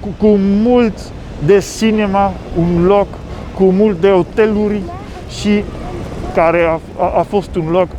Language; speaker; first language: Romanian; non-native, learner; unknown